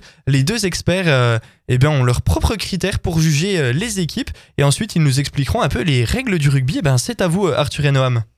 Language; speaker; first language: French; native; French